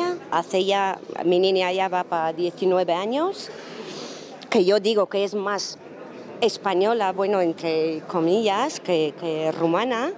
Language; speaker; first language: Spanish; non-native, fluent; Romanian